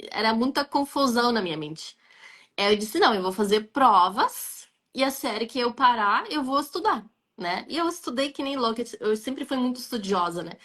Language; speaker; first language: Portuguese; non-native, fluent; Arabic